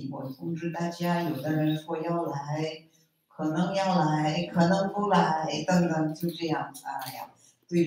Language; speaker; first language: Chinese; non-native, fluent; French